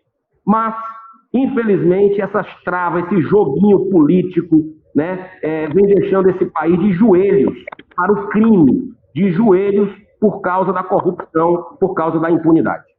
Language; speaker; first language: Portuguese; native; Portuguese